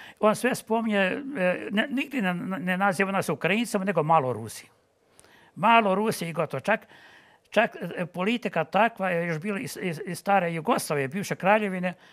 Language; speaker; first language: Bosnian; non-native, local second language; Ukrainian